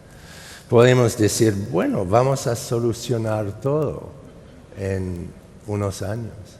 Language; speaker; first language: Spanish; non-native, fluent; English